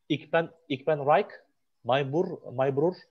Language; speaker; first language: Dutch; non-native, learner; Turkish